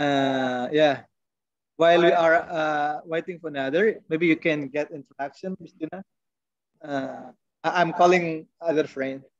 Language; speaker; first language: English; non-native, learner; Indonesian